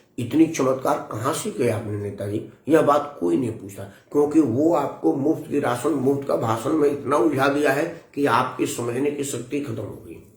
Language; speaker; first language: Hindi; native; Hindi